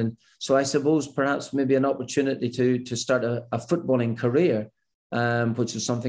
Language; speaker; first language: English; native; English